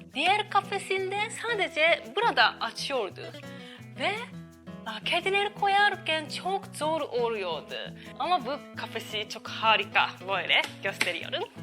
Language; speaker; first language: Turkish; non-native, learner; Japanese